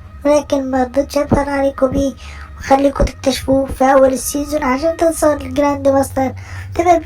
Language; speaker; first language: Arabic; native; Arabic